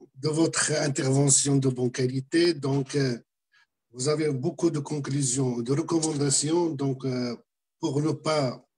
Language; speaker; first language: French; non-native, local second language; Arabic